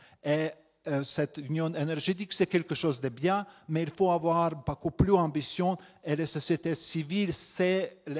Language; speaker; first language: French; non-native, fluent; Latvian